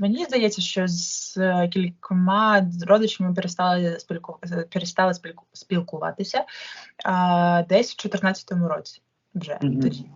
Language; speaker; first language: Ukrainian; non-native, local second language; Russian